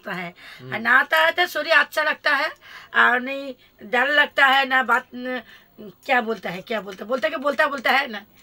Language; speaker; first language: Hindi; non-native, local second language; Bangla